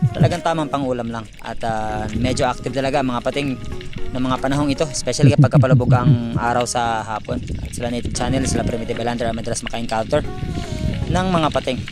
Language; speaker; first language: Filipino; non-native, local second language; Cebuano